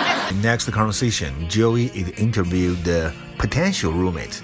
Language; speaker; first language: English; non-native, fluent; Chinese